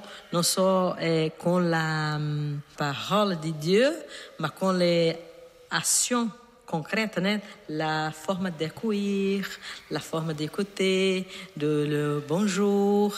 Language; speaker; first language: French; non-native, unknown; Portuguese